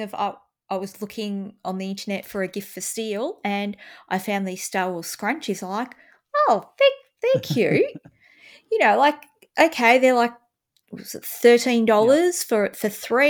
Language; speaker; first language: English; native; English